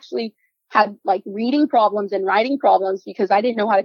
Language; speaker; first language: English; non-native, local second language; Spanish